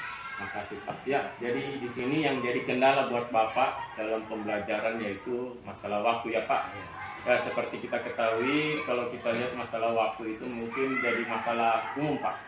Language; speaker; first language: Indonesian; native; Indonesian